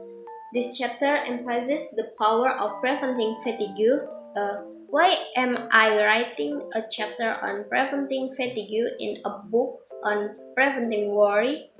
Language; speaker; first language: English; non-native, fluent; Indonesian